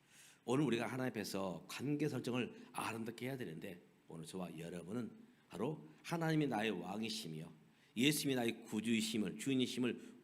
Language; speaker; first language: Korean; native; Korean